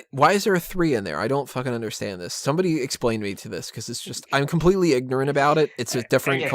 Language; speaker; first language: English; native; English